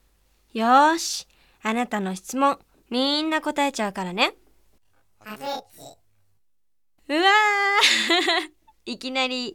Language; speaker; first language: Japanese; native; Japanese